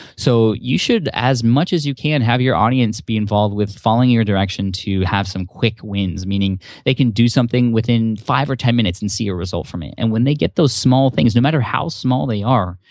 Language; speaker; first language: English; early bilingual, other home language; Filipino